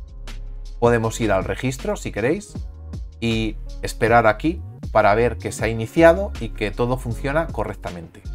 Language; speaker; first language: Spanish; native; Spanish